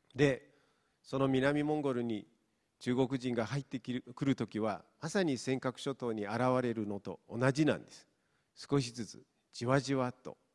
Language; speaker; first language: Japanese; non-native, fluent; Mongolian